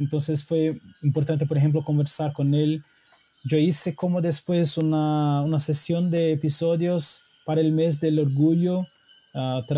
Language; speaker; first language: Spanish; non-native, fluent; Portuguese